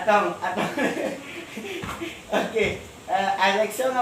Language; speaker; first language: French; non-native, learner; Indonesian